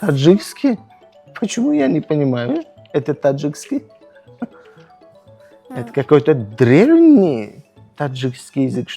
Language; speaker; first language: Russian; non-native, local second language; Tajik